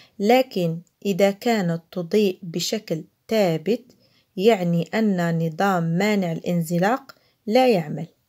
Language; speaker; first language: Arabic; non-native, local second language; Central Kurdish